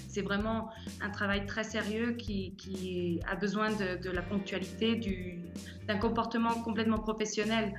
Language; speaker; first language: French; early bilingual, heritage; French